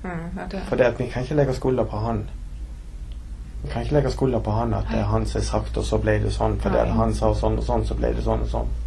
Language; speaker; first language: Norwegian; native; Norwegian